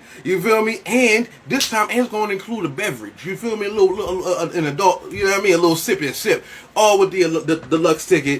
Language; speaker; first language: English; native; English